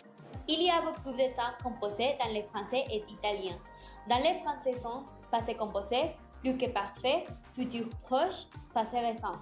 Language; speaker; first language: French; non-native, learner; Spanish